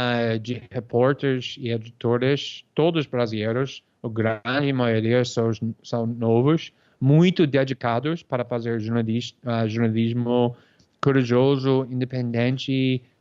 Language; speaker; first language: Portuguese; non-native, fluent; English